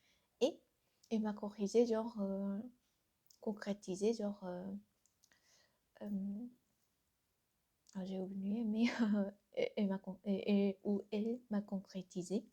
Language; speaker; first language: French; non-native, learner; Korean